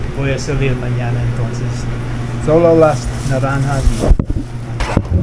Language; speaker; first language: Spanish; non-native, learner; English